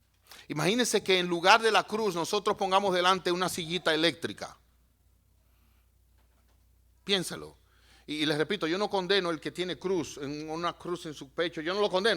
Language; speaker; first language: Spanish; native; Spanish